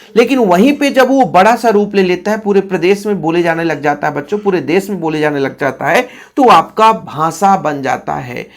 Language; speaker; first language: Hindi; native; Hindi